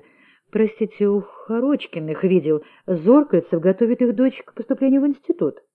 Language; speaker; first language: Russian; native; Russian